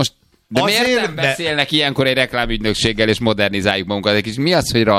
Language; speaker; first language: Hungarian; native; Hungarian